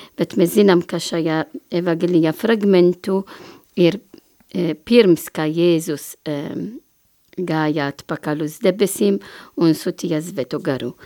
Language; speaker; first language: Latvian; non-native, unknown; Italian